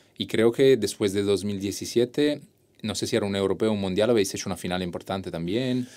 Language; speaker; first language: Spanish; non-native, fluent; Italian